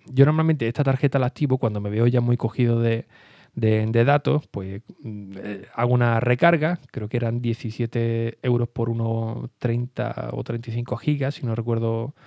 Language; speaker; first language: Spanish; native; Spanish